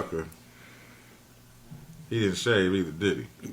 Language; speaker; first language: English; native; English